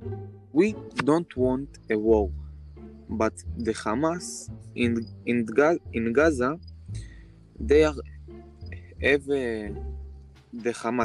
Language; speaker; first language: English; non-native, learner; Hebrew